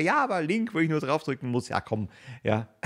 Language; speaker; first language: German; native; German